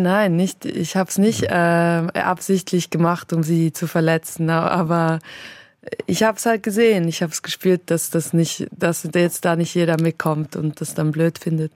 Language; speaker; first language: German; native; German